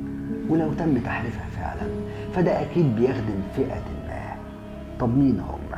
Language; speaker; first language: Arabic; native; Arabic